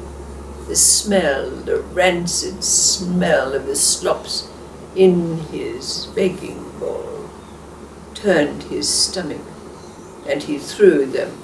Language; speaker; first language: English; native; English